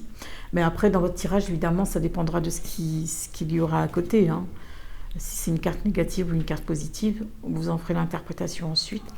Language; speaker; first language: French; native; French